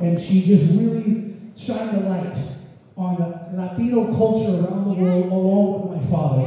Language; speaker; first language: English; native; English